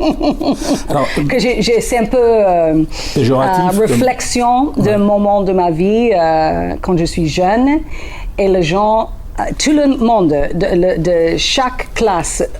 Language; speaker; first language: French; non-native, learner; English